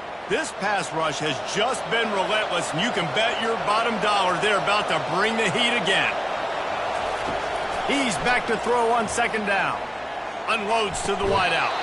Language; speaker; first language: English; native; English